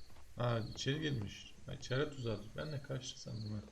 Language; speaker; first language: Turkish; native; Turkish